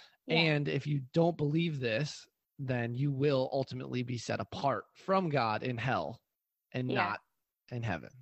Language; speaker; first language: English; native; English